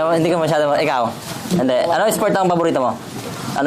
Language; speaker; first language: Filipino; native; Filipino